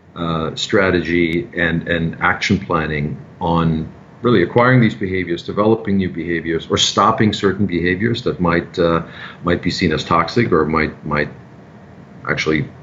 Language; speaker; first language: English; non-native, fluent; German